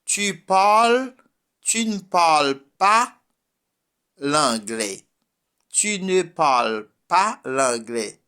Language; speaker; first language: French; non-native, fluent; Spanish